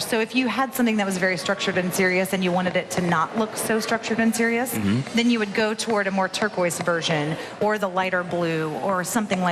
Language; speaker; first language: English; native; English